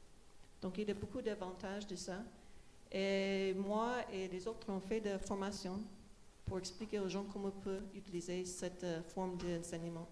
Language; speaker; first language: French; non-native, fluent; English